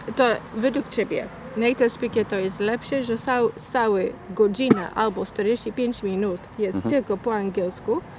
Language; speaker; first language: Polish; non-native, learner; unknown